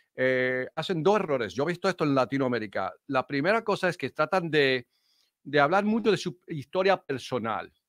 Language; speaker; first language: Spanish; early bilingual, heritage; Spanish